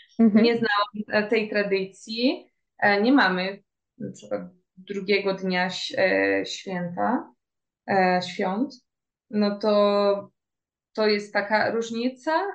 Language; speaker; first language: Polish; early bilingual, heritage; Portuguese